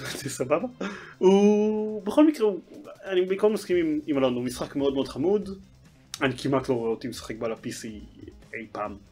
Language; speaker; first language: Hebrew; native; Hebrew